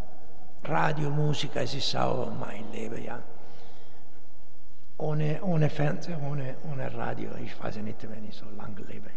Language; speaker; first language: German; non-native, learner; Italian